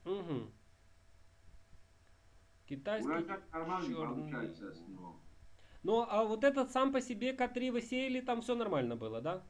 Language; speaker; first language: Russian; native; Russian